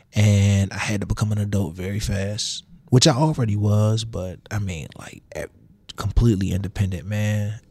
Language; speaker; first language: English; native; English